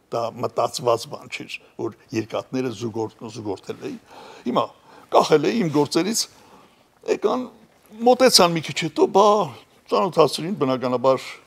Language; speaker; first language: Armenian; native; Armenian